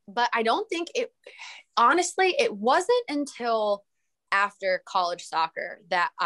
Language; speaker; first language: English; native; English